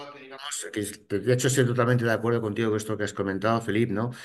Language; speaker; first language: Spanish; native; Spanish